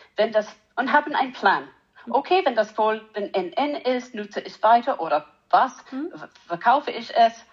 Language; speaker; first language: German; non-native, learner; English